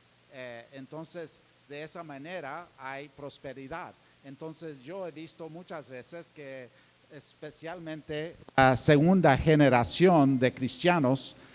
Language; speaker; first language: Spanish; non-native, fluent; English